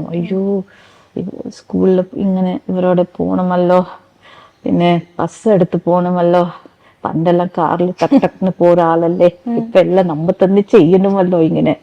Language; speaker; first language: Malayalam; non-native, fluent; Tamil